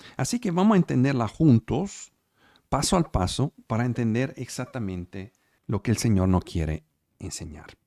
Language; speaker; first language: Spanish; non-native, fluent; Italian